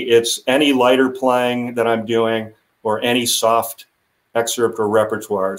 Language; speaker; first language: English; native; English